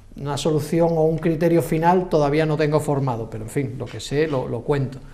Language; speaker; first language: Spanish; native; Spanish